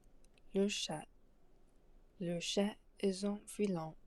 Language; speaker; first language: French; non-native, learner; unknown